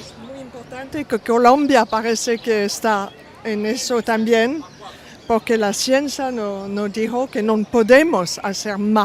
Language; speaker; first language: Spanish; non-native, fluent; French